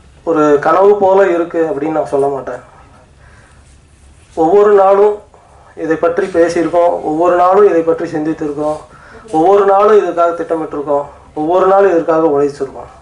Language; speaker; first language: Tamil; native; Tamil